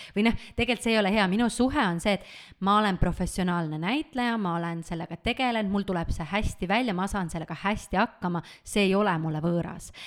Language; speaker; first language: Estonian; native; Estonian